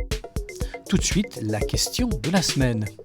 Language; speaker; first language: French; native; French